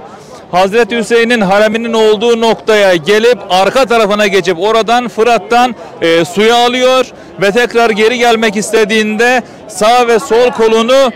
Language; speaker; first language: Turkish; native; Turkish